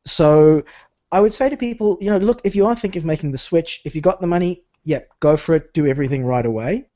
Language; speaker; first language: English; native; English